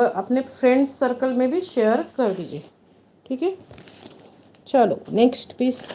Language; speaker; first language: Hindi; non-native, local second language; Marathi